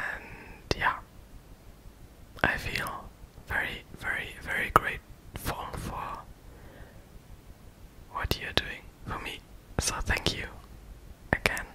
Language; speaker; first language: English; non-native, fluent; German